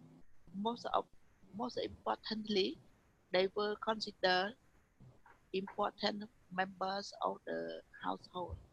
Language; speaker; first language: English; non-native, learner; Vietnamese